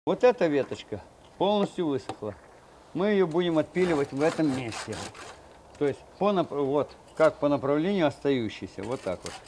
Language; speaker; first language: Russian; non-native, local second language; Ukrainian